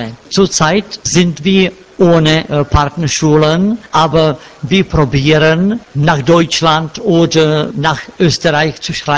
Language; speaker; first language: German; non-native, learner; Czech